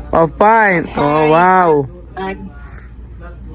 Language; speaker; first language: English; non-native, learner; Filipino